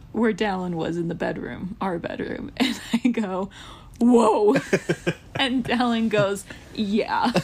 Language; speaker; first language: English; native; English